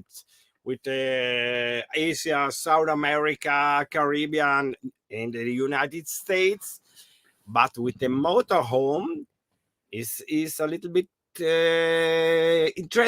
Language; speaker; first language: English; non-native, learner; German